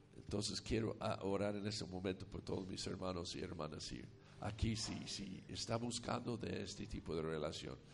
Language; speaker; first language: Spanish; non-native, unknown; English